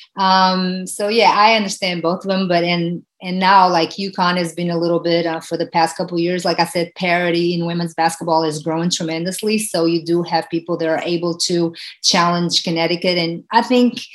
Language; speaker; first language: English; non-native, fluent; Portuguese